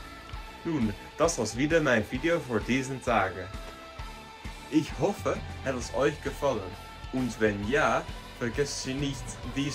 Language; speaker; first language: German; non-native, learner; Dutch